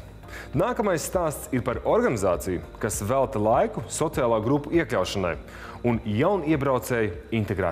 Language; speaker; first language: Latvian; native; Latvian